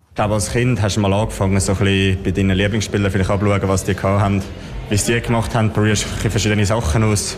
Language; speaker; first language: German; native; German